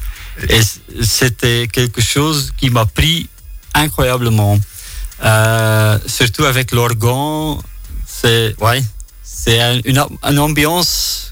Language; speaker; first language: French; non-native, local second language; Dutch